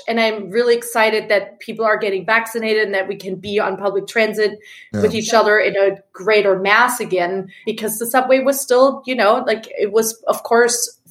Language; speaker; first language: English; non-native, fluent; German